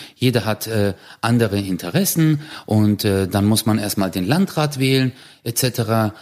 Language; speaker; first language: German; early bilingual, other home language; Turkish